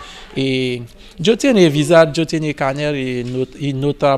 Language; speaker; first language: Spanish; non-native, learner; Haitian Creole